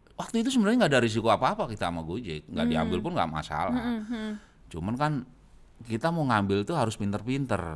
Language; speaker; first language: Indonesian; native; Indonesian